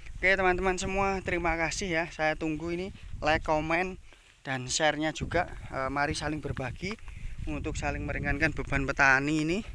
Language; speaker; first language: Indonesian; non-native, local second language; Javanese